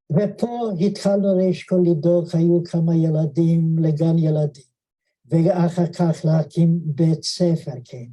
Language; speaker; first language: Hebrew; non-native, fluent; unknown